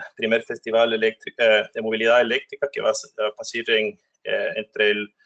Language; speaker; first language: Spanish; non-native, fluent; Norwegian